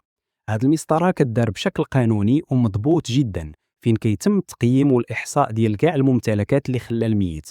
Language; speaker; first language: Arabic; native; Arabic